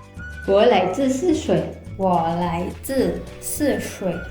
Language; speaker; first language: Chinese; non-native, fluent; Indonesian